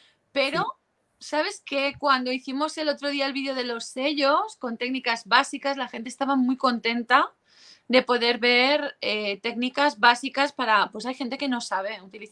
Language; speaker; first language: Spanish; native; Spanish